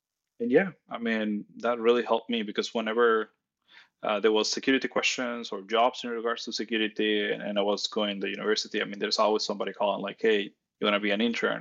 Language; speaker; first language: English; non-native, fluent; Spanish